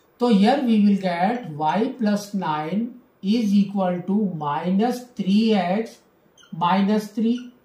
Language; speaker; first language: English; non-native, local second language; Hindi